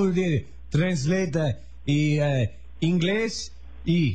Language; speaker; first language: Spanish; non-native, learner; English